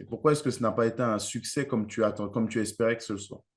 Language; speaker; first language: French; native; French